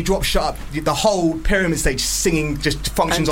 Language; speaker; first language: English; native; English